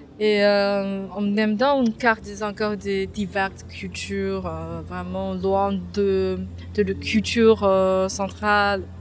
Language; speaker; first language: French; non-native, fluent; Chinese